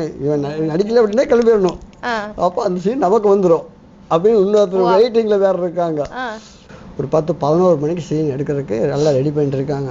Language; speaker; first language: Tamil; native; Tamil